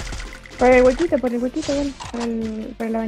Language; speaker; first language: Spanish; native; Spanish